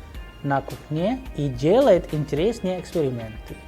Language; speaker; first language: Russian; non-native, fluent; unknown